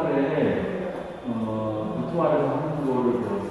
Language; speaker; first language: Korean; native; Korean